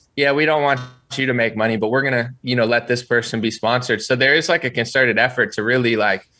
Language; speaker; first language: English; native; English